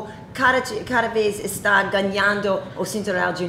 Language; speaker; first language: Portuguese; non-native, learner; English